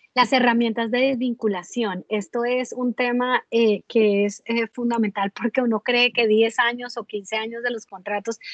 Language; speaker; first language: Spanish; native; Spanish